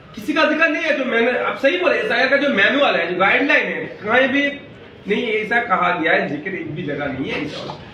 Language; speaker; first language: Hindi; non-native, local second language; Bangla